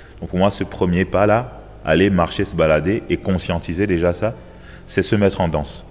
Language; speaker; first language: French; non-native, local second language; Basaa